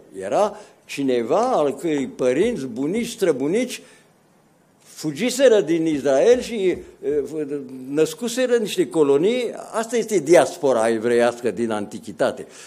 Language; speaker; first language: Romanian; native; Romanian